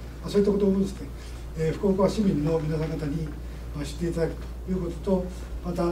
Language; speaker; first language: Japanese; native; Japanese